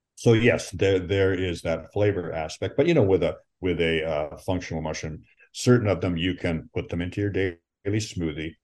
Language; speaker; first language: English; native; English